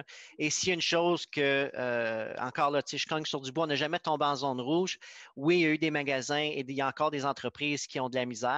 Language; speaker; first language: French; native; French